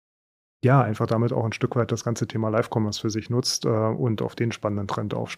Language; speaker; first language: German; native; German